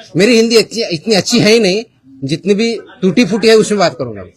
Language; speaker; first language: Hindi; non-native, local second language; Marathi